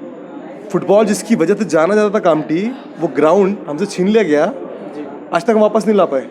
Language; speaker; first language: Hindi; native; Hindi